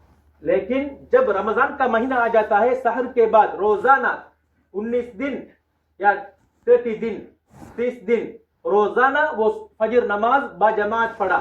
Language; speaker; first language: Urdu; non-native, local second language; Tamil